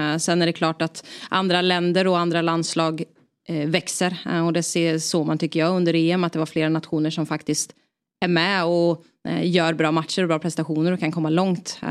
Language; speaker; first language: Swedish; native; Swedish